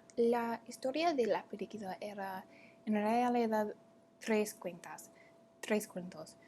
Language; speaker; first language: Spanish; non-native, learner; English